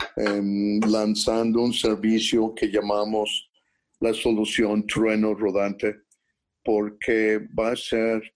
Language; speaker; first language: Spanish; early bilingual, heritage; Spanish